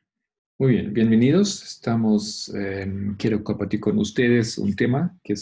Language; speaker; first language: Spanish; non-native, fluent; Portuguese